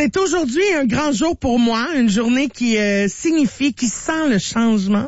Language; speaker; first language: French; native; French